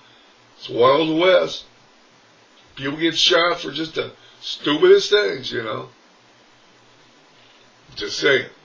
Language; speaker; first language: English; native; English